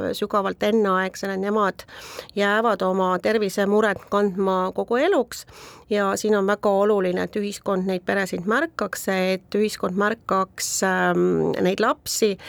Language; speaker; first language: Estonian; native; Estonian